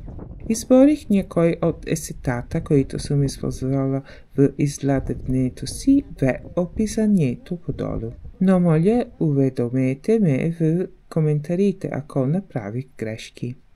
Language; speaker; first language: Bulgarian; non-native, learner; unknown